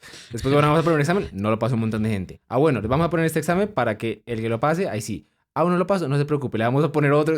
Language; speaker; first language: Spanish; native; Spanish